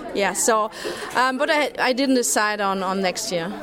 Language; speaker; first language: English; non-native, fluent; German